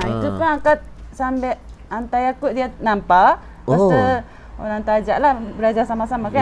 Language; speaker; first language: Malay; non-native, fluent; Japanese